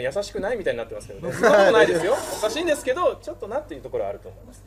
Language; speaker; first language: Japanese; native; Japanese